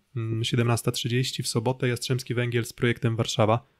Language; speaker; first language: Polish; native; Polish